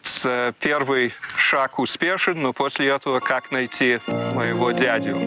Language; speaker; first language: Russian; early bilingual, heritage; Russian